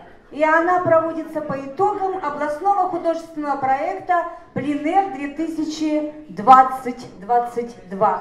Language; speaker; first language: Russian; native; Russian